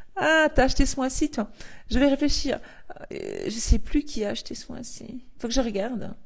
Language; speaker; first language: French; native; French